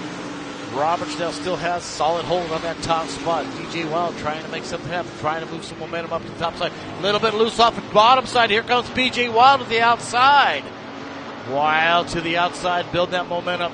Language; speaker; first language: English; native; English